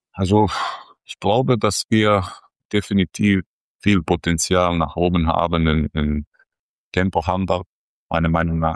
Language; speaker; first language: German; non-native, fluent; Croatian